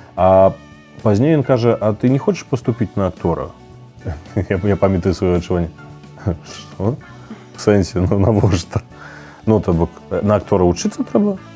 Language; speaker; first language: Belarusian; non-native, local second language; Russian